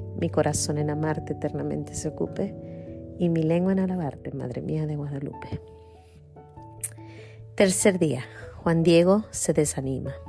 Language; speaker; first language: Spanish; native; Spanish